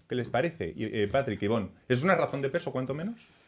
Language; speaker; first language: Spanish; native; Spanish